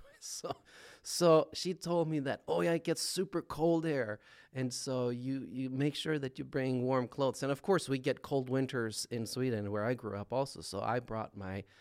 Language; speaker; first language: English; non-native, fluent; Swedish